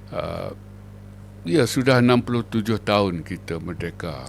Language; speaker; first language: Malay; native; Malay